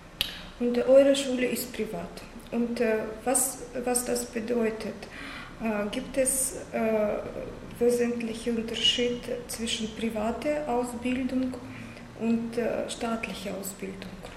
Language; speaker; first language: German; non-native, learner; Russian